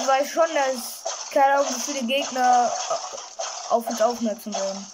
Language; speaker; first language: German; native; German